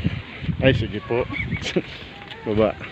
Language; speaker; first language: Filipino; native; Filipino